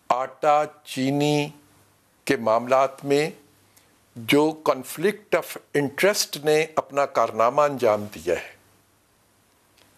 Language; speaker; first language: Urdu; non-native, local second language; Punjabi